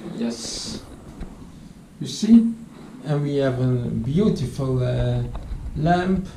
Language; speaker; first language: English; non-native, learner; Dutch